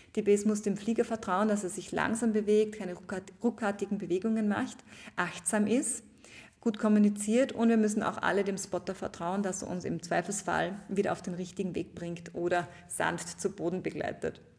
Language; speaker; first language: German; native; German